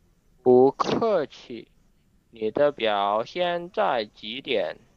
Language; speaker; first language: Chinese; non-native, learner; Indonesian